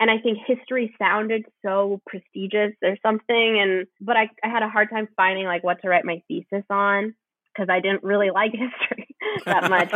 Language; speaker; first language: English; native; English